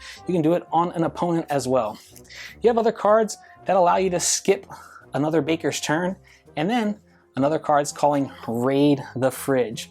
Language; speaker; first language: English; native; English